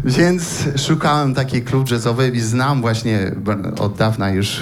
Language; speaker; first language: Polish; non-native, learner; French